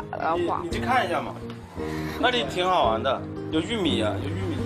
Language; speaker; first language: Chinese; native; Chinese